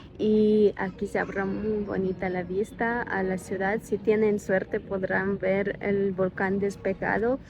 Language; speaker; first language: Spanish; non-native, fluent; Ukrainian